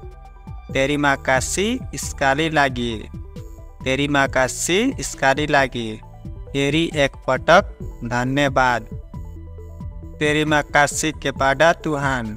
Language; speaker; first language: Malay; non-native, learner; Nepali